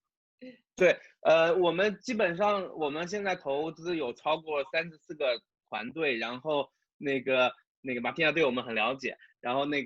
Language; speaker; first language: Chinese; native; Chinese